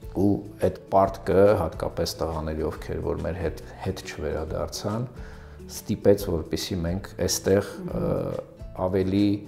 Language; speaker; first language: Armenian; early bilingual, other home language; Russian